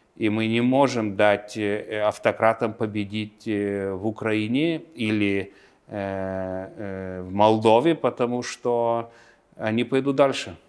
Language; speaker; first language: Russian; non-native, local second language; Lithuanian